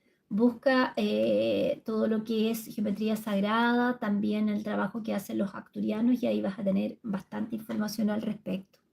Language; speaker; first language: Spanish; native; Spanish